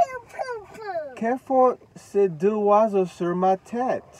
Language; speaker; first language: French; non-native, learner; English